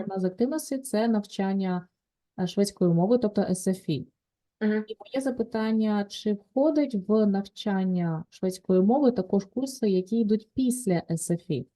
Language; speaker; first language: Ukrainian; native; Ukrainian